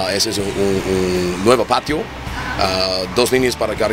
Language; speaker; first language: Spanish; non-native, learner; English